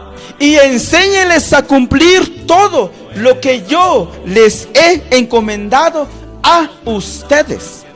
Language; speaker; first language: Spanish; non-native, local second language; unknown